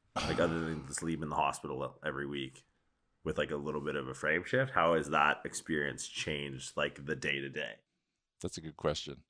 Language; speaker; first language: English; native; English